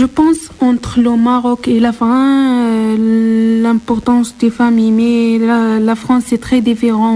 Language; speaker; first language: French; non-native, learner; Arabic